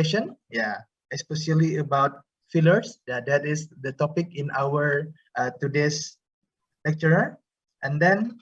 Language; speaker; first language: English; non-native, fluent; Indonesian